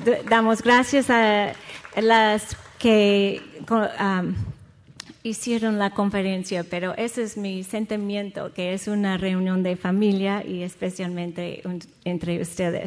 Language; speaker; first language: Spanish; non-native, fluent; English